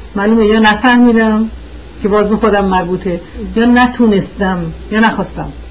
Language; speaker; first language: Persian; early bilingual, heritage; Persian